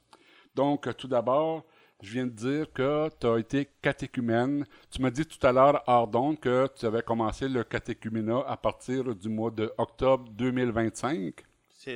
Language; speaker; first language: French; native; French